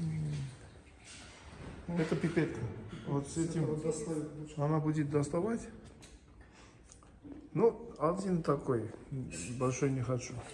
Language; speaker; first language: Russian; non-native, learner; Armenian